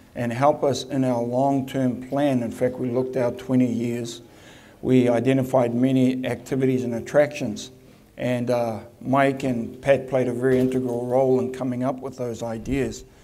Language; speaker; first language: English; native; English